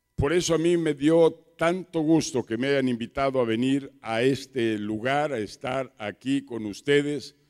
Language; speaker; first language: Spanish; native; Spanish